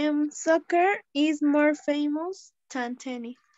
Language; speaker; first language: English; non-native, learner; Spanish